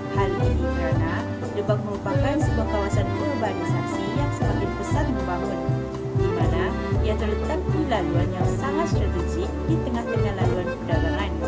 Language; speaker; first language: Malay; native; Malay